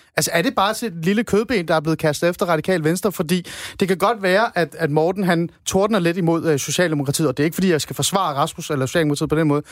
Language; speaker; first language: Danish; non-native, fluent; Persian